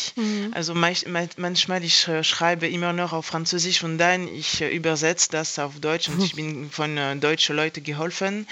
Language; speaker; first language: German; non-native, fluent; French